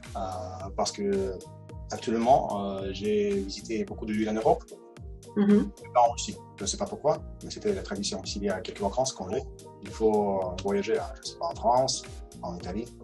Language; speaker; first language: French; non-native, learner; Russian